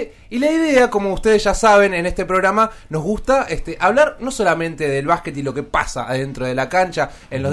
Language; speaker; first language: Spanish; native; Spanish